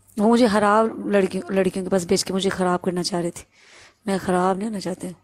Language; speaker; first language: Urdu; non-native, local second language; Punjabi